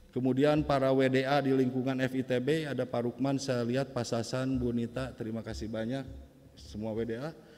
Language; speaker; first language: Indonesian; native; Indonesian